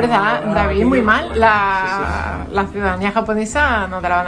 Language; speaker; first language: Spanish; native; Spanish